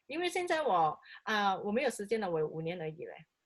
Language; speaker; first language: Chinese; native; Chinese